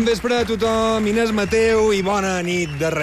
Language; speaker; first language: Catalan; native; Catalan